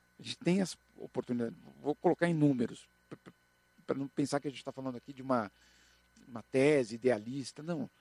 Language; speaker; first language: Portuguese; native; Portuguese